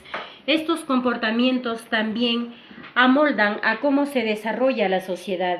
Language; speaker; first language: Spanish; native; Spanish